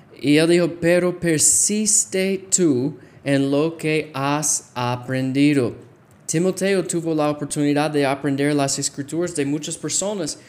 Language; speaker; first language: Spanish; non-native, fluent; English